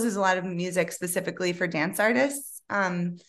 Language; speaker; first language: English; native; English